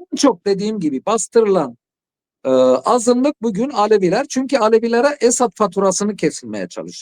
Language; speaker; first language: Turkish; non-native, fluent; Arabic